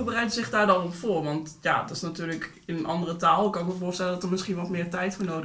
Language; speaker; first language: Dutch; native; Dutch